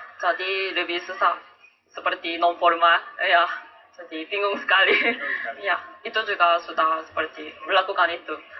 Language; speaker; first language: Indonesian; non-native, learner; Korean